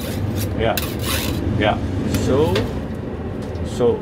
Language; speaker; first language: Dutch; non-native, learner; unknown